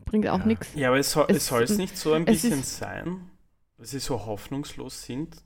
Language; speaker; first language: German; native; German